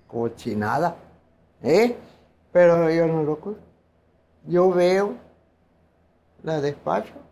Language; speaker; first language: Spanish; non-native, local second language; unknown